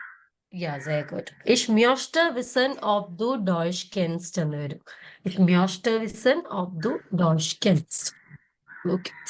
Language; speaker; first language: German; non-native, fluent; Malayalam